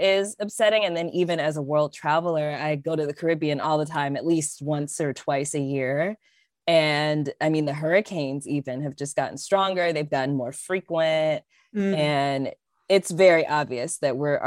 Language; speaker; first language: English; native; English